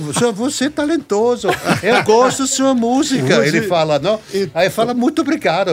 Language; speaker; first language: Portuguese; non-native, learner; German